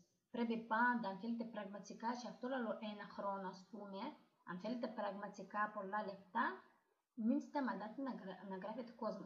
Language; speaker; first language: Greek; non-native, learner; Russian